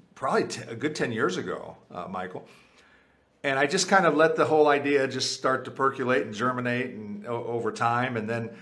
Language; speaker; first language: English; early bilingual, other home language; Spanish